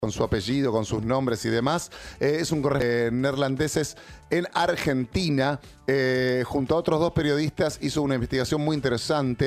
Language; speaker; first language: Spanish; native; Spanish